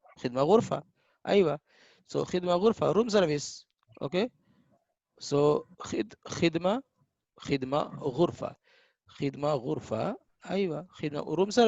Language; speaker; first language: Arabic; non-native, fluent; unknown